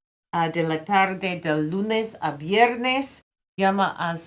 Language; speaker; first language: Spanish; non-native, fluent; English